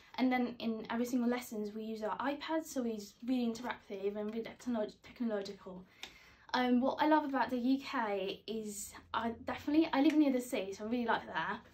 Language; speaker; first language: English; non-native, fluent; Italian